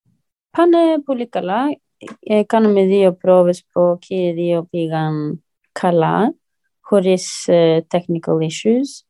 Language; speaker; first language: Greek; early bilingual, heritage; Greek